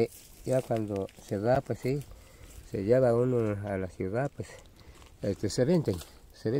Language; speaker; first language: Spanish; non-native, local second language; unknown